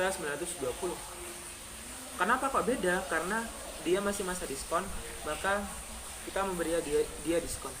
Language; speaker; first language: Indonesian; native; Indonesian